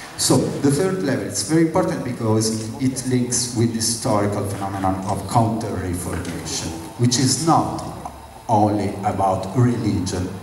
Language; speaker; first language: English; non-native, fluent; Italian